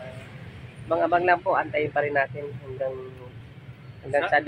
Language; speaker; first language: Filipino; native; Filipino